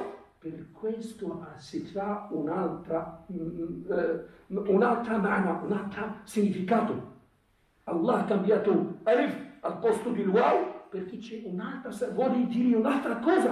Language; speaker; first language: Italian; non-native, fluent; Arabic